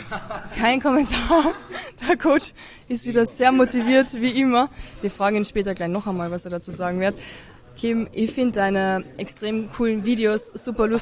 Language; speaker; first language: German; native; German